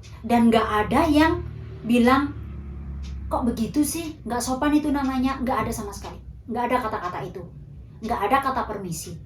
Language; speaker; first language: Indonesian; native; Indonesian